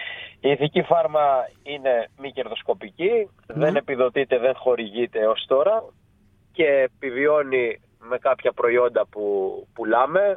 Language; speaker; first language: Greek; native; Greek